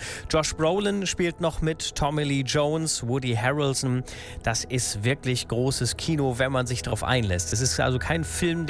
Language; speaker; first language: German; native; German